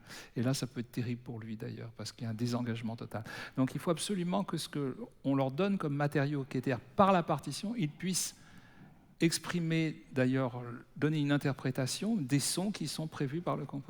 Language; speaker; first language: French; native; French